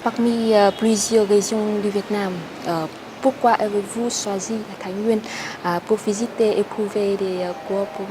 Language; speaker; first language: French; non-native, fluent; Vietnamese